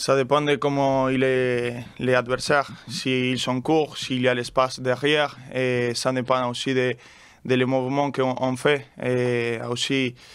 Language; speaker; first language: French; non-native, learner; Spanish